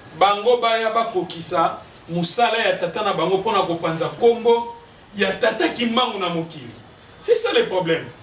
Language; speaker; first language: Lingala; non-native, local second language; Kongo